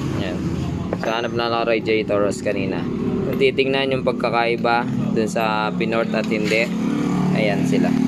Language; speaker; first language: Filipino; native; Filipino